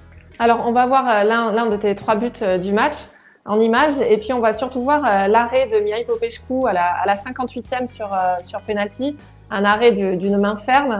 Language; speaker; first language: French; native; French